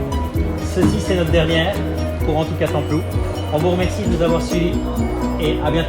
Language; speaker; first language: French; native; French